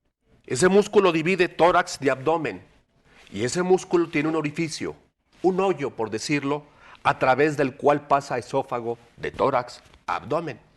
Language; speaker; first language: Spanish; native; Spanish